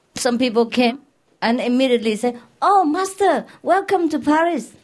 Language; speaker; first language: English; non-native, fluent; Vietnamese